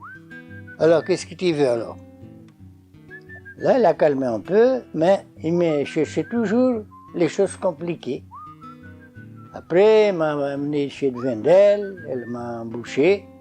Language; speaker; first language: French; non-native, learner; Portuguese